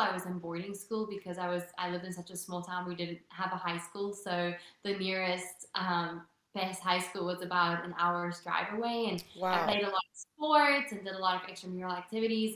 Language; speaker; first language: English; non-native, local second language; Afrikaans